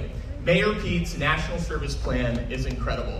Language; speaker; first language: English; native; English